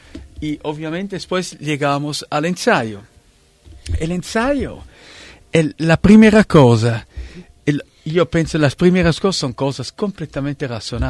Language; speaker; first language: Spanish; non-native, fluent; Italian